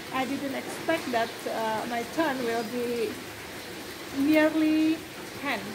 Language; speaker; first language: English; non-native, fluent; Indonesian